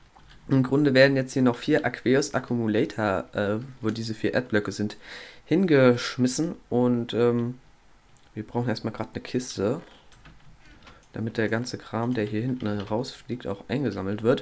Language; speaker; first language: German; native; German